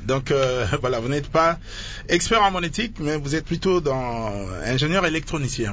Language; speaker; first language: French; non-native, local second language; Lingala